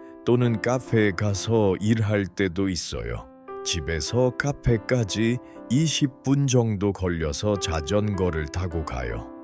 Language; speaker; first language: Korean; non-native, fluent; Uzbek